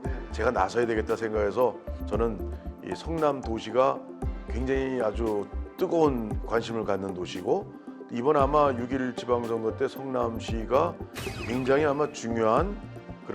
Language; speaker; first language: Korean; native; Korean